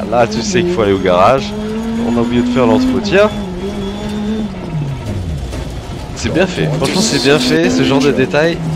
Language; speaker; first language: French; native; French